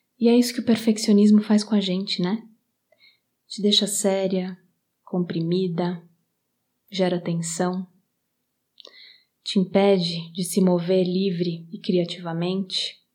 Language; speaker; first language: Portuguese; native; Portuguese